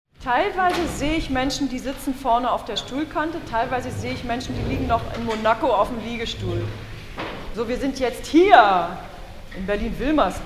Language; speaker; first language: German; native; German